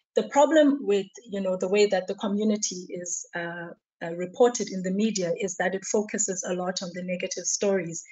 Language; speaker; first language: English; non-native, local second language; Xhosa